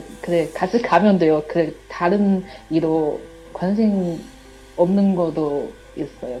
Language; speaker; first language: Korean; non-native, learner; Chinese